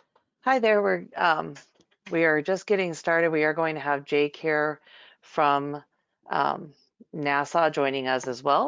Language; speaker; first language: English; native; English